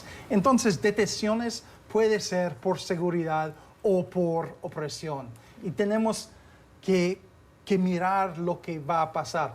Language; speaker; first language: Spanish; non-native, fluent; English